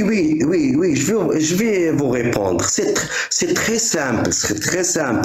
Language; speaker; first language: French; non-native, local second language; Arabic